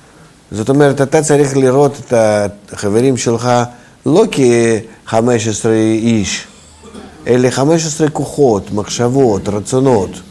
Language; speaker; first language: Hebrew; non-native, fluent; Russian